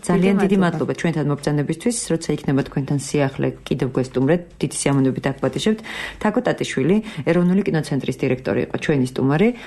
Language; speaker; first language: Georgian; native; Georgian